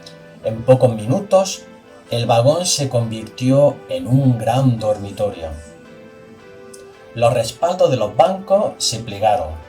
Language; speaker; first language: Spanish; native; Spanish